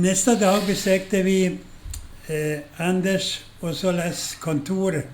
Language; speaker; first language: Swedish; non-native, fluent; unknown